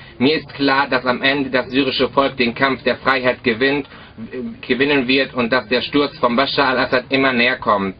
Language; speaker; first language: German; early bilingual, other home language; Arabic